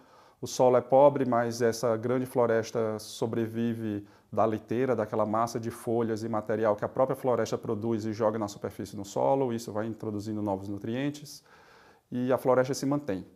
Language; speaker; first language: Portuguese; native; Portuguese